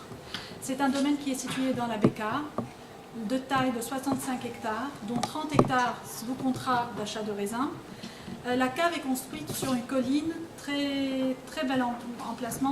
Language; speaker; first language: French; non-native, local second language; Arabic